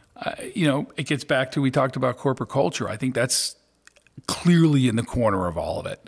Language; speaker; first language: English; native; English